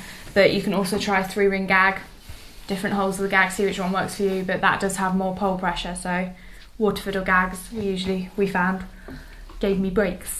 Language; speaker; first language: English; native; English